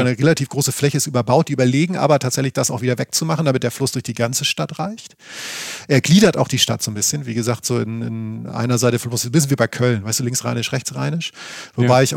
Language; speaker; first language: German; native; German